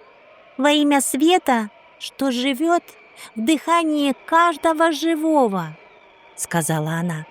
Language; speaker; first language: Russian; native; Russian